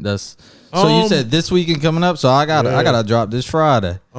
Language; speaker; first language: English; native; English